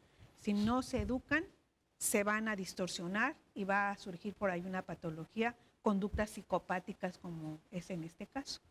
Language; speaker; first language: Spanish; native; Spanish